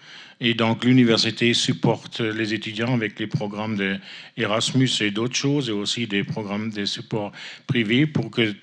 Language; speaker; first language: French; non-native, fluent; German